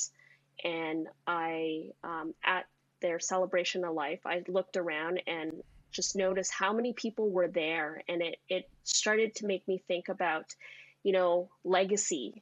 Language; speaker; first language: English; native; English